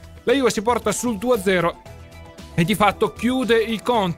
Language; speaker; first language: Italian; native; Italian